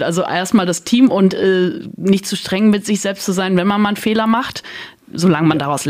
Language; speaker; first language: German; native; German